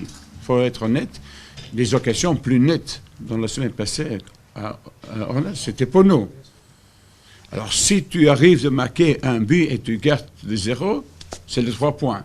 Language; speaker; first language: French; non-native, fluent; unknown